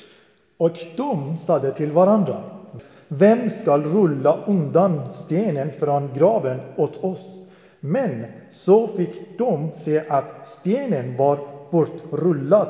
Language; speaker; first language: Swedish; non-native, fluent; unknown